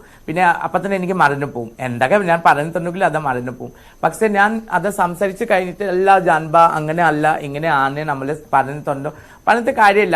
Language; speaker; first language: Malayalam; non-native, local second language; Assamese